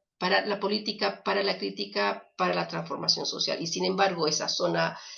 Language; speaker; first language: Spanish; native; Spanish